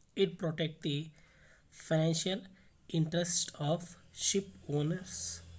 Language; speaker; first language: English; non-native, local second language; Kannada